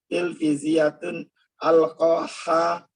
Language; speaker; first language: Arabic; non-native, learner; Indonesian